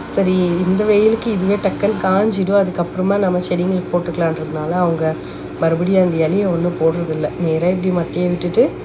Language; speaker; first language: Tamil; non-native, local second language; Telugu